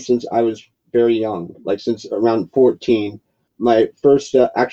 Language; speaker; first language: English; native; English